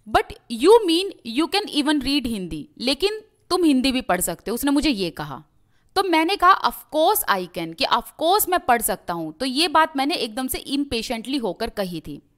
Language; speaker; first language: Hindi; native; Hindi